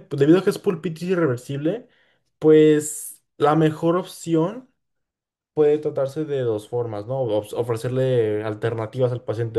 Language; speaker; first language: Spanish; native; Spanish